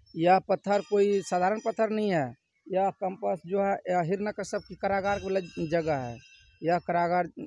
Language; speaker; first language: Hindi; native; Hindi